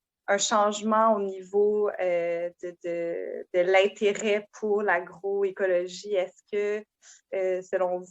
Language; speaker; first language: French; native; French